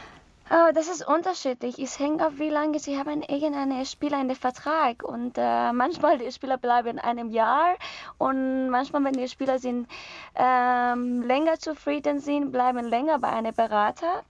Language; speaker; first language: German; non-native, learner; Persian